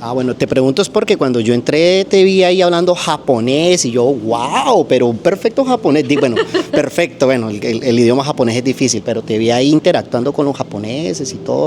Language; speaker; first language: Spanish; native; Spanish